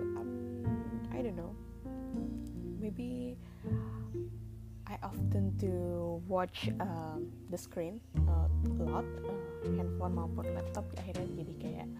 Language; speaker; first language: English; non-native, learner; Indonesian